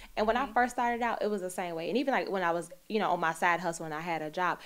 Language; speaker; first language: English; native; English